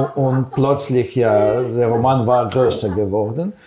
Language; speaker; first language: German; non-native, fluent; Ukrainian